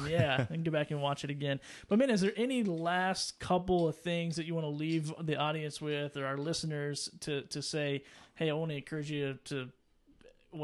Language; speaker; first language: English; native; English